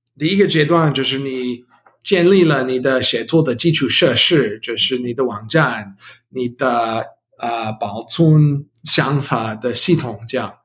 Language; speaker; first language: Chinese; non-native, learner; English